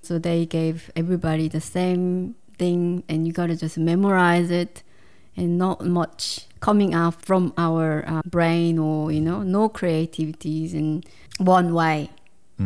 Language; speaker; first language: English; non-native, fluent; Korean